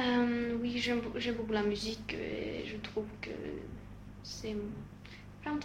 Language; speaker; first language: French; non-native, learner; Russian